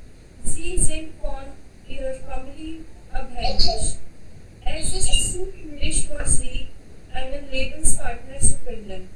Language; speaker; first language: German; non-native, learner; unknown